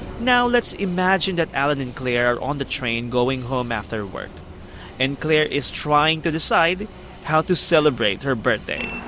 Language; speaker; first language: English; non-native, fluent; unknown